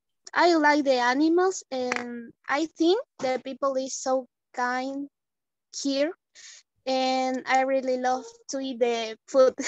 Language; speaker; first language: English; non-native, learner; Spanish